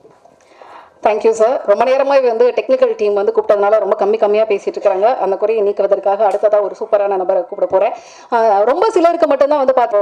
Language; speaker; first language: Tamil; native; Tamil